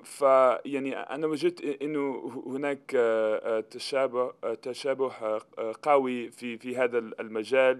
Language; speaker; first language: Arabic; non-native, fluent; English